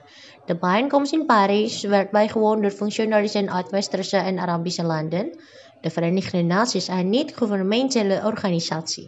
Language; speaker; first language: Dutch; non-native, fluent; Indonesian